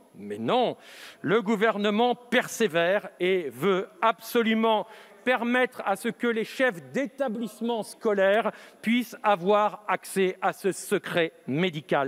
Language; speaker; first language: French; native; French